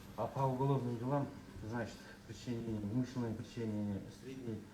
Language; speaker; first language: Russian; non-native, local second language; Kazakh